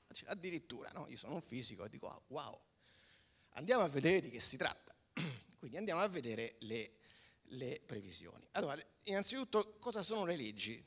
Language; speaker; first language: Italian; native; Italian